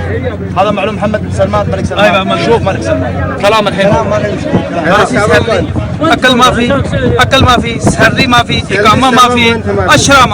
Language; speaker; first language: Arabic; non-native, learner; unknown